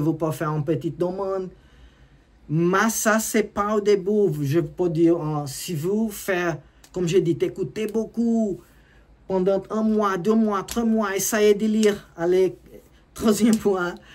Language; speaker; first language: French; non-native, learner; Portuguese